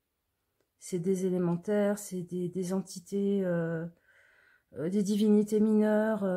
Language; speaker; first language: French; native; French